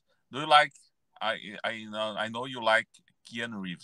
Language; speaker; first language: English; non-native, learner; Portuguese